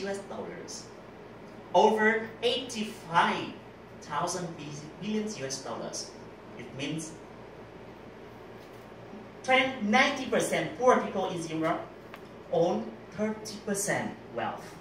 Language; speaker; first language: English; non-native, learner; Vietnamese